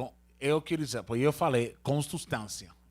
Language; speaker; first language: Portuguese; non-native, learner; Spanish